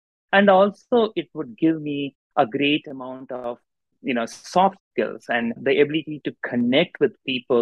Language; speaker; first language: English; non-native, local second language; Tamil